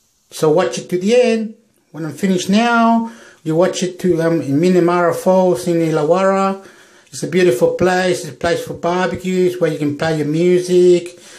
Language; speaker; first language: English; non-native, fluent; Spanish